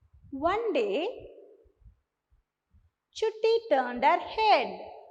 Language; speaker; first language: English; non-native, local second language; Tamil